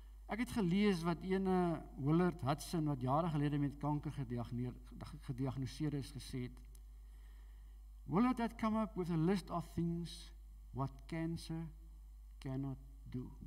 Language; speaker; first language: English; non-native, local second language; Afrikaans